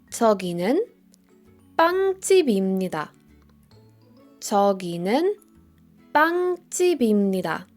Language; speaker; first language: Korean; non-native, fluent; Polish